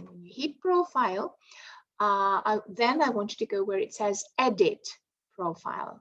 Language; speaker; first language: English; non-native, fluent; Greek